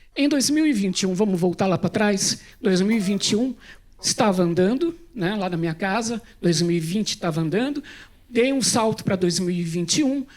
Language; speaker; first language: Portuguese; native; Portuguese